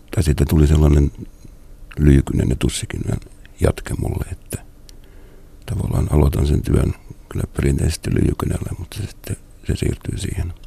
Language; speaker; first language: Finnish; native; Finnish